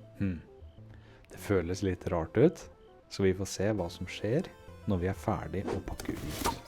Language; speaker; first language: Norwegian; native; Norwegian